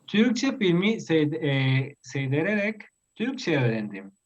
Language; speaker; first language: Turkish; non-native, learner; Spanish